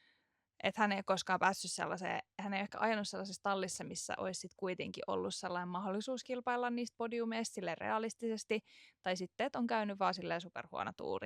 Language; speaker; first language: Finnish; native; Finnish